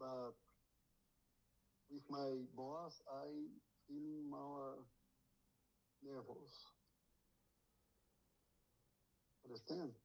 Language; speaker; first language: English; non-native, learner; Portuguese